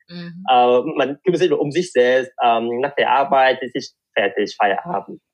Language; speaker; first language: German; non-native, fluent; Vietnamese